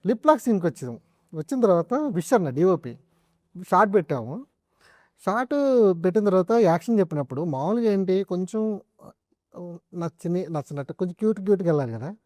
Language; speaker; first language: Telugu; native; Telugu